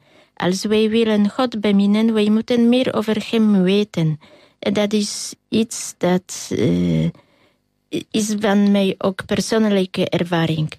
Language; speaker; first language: Dutch; non-native, learner; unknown